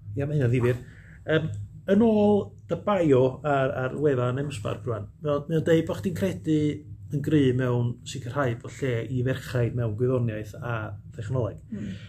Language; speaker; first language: Welsh; native; Welsh